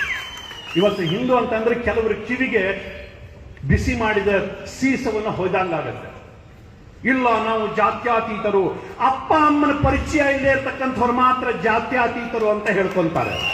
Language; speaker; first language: Kannada; native; Kannada